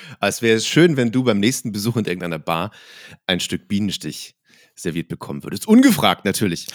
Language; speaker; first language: German; native; German